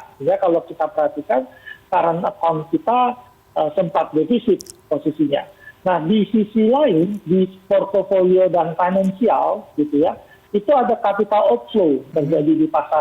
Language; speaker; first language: Indonesian; native; Indonesian